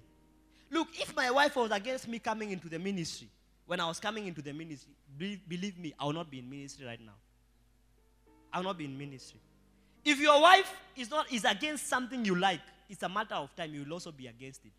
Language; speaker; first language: English; non-native, local second language; Swahili